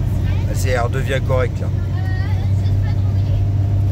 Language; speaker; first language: French; native; French